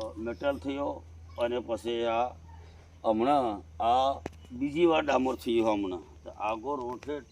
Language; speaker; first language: Gujarati; native; Gujarati